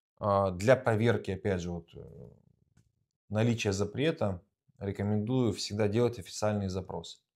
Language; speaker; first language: Russian; native; Russian